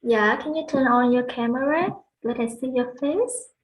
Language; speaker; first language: English; non-native, fluent; Vietnamese